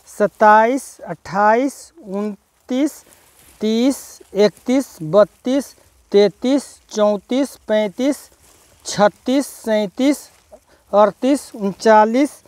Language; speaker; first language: Hindi; native; Hindi